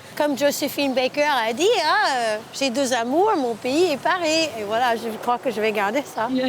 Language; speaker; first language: French; non-native, fluent; English